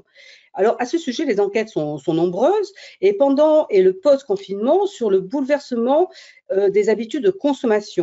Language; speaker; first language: French; native; French